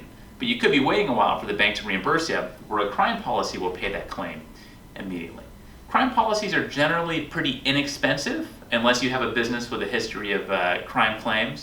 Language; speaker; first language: English; native; English